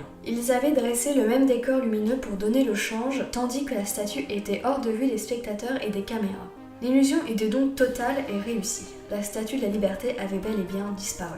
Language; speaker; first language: French; native; French